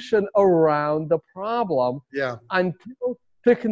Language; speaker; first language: English; early bilingual, other home language; Russian